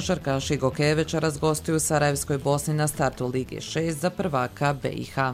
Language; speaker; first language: Serbian; native; Serbian